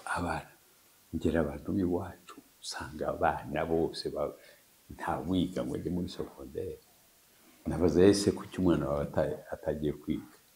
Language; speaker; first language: Kinyarwanda; early bilingual, heritage; Kinyarwanda